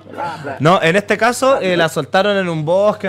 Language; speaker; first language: Spanish; native; Spanish